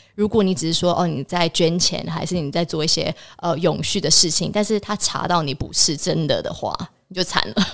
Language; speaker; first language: Chinese; early bilingual, heritage; Chinese